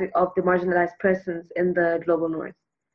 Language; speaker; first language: English; non-native, local second language; Tswana